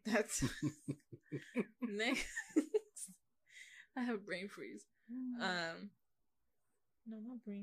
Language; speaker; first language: English; non-native, local second language; Yoruba